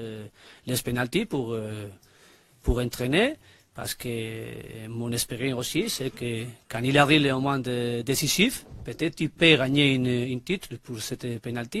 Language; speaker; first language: French; non-native, learner; Spanish